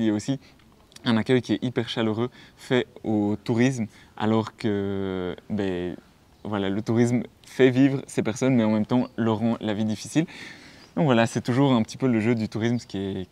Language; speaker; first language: French; native; French